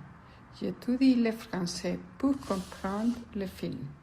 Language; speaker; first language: French; non-native, learner; Spanish